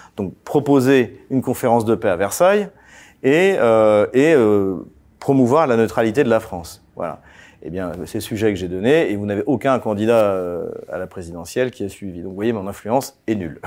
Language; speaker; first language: French; native; French